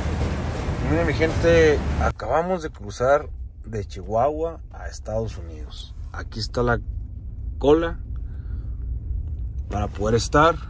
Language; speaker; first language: Spanish; native; Spanish